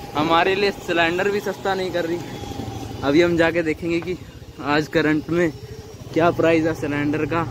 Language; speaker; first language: Hindi; native; Hindi